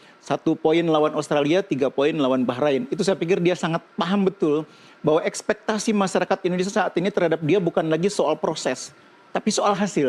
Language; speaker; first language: Indonesian; native; Indonesian